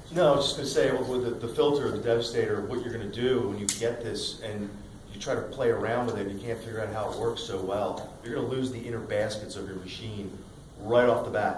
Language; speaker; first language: English; native; English